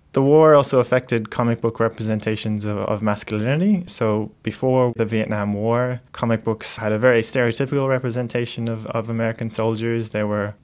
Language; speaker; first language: English; native; English